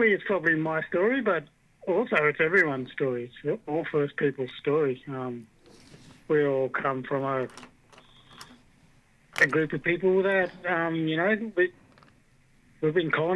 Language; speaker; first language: English; native; English